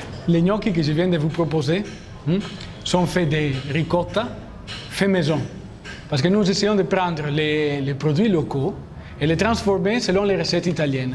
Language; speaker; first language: French; non-native, fluent; Italian